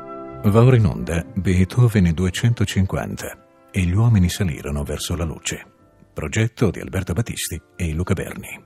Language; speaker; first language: Italian; native; Italian